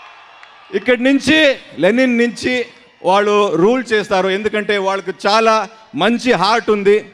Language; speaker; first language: Telugu; non-native, learner; Kannada